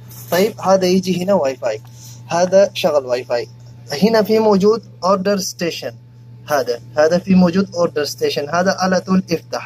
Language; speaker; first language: Arabic; non-native, learner; Urdu